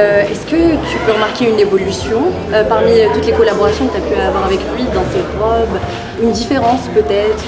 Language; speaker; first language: French; native; French